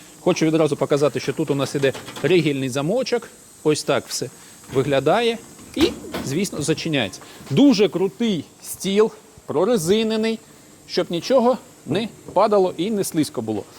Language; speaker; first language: Ukrainian; native; Ukrainian